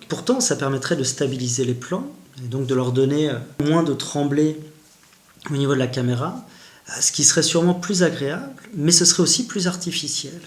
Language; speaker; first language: French; native; French